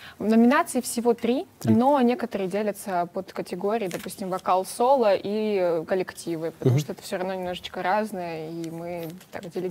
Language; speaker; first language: Russian; native; Russian